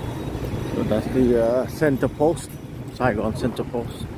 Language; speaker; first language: English; non-native, learner; Vietnamese